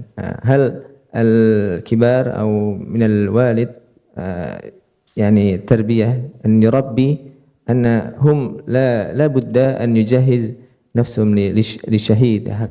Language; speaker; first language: Arabic; non-native, learner; Indonesian